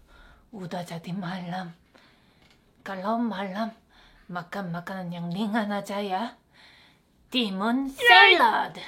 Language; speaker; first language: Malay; non-native, fluent; Korean